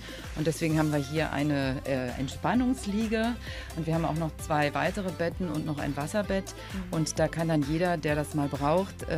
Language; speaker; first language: German; native; German